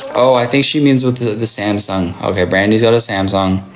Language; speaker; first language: English; native; English